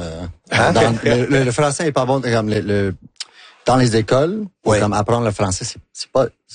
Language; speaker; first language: French; non-native, local second language; English